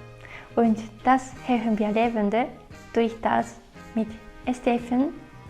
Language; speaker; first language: German; non-native, fluent; Japanese